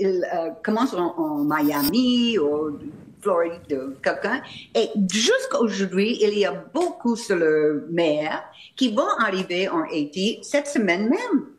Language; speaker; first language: French; non-native, fluent; English